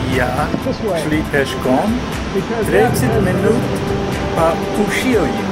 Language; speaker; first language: Russian; non-native, learner; English